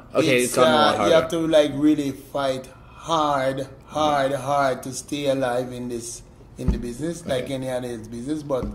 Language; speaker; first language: English; native; English